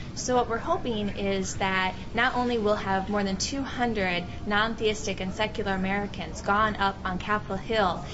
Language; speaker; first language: English; native; English